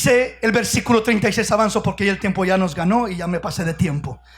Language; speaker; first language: Spanish; native; Spanish